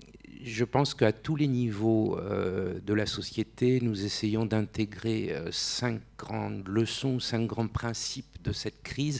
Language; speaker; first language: French; native; French